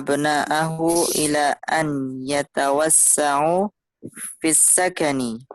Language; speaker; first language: Arabic; non-native, learner; Indonesian